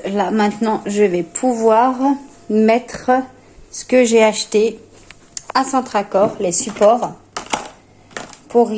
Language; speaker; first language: French; native; French